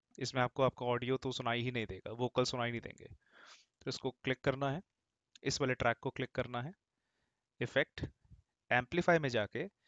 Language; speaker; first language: Hindi; native; Hindi